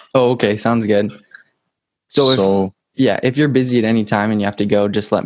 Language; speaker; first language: English; native; English